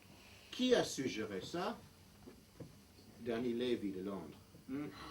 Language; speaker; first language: French; non-native, fluent; English